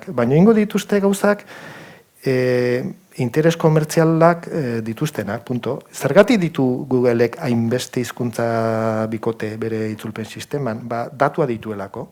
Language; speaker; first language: Basque; native; Basque